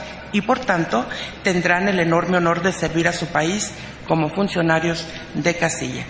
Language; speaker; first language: Spanish; native; Spanish